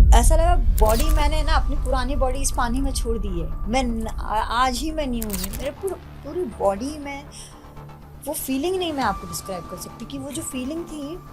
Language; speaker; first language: Hindi; native; Hindi